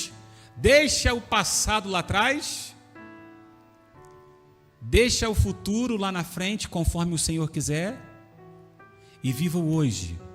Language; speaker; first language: Portuguese; native; Portuguese